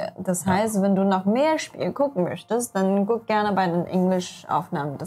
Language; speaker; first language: German; non-native, learner; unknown